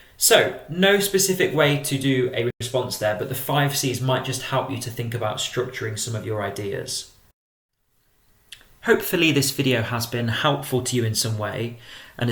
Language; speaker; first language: English; native; English